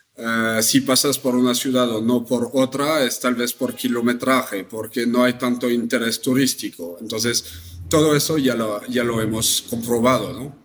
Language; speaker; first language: Spanish; non-native, fluent; French